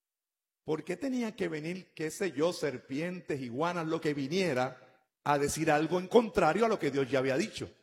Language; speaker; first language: Spanish; native; Spanish